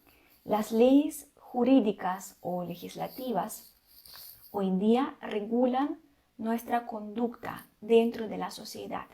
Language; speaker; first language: Spanish; non-native, fluent; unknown